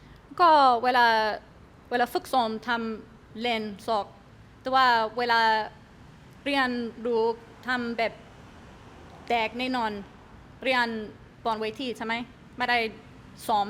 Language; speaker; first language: Thai; non-native, learner; English